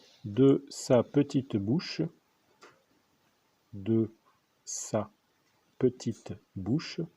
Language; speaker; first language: French; native; French